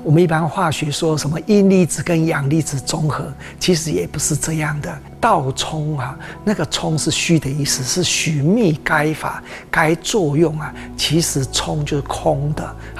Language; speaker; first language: Chinese; native; Chinese